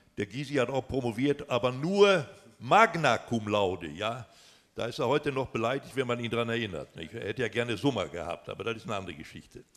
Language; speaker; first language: German; native; German